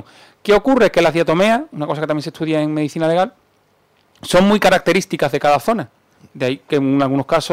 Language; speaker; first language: Spanish; native; Spanish